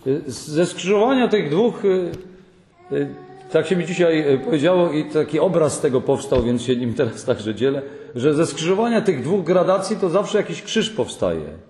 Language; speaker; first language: Polish; native; Polish